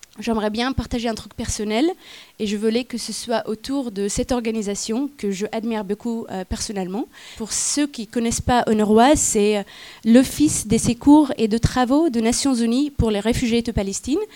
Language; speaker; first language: French; non-native, fluent; Arabic